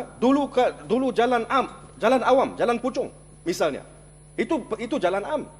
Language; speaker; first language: Malay; non-native, local second language; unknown